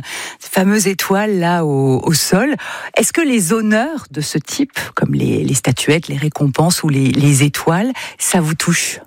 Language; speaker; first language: French; native; French